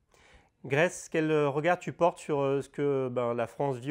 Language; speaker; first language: French; native; French